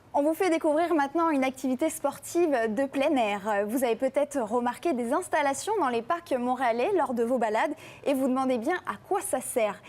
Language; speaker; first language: French; native; French